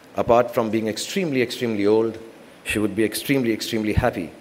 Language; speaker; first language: English; non-native, local second language; Hindi